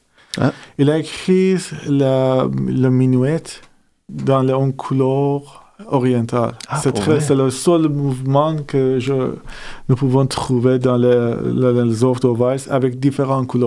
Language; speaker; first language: French; non-native, fluent; Persian